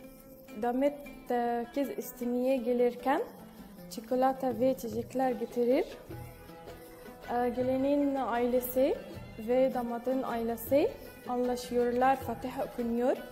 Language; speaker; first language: Turkish; non-native, learner; Arabic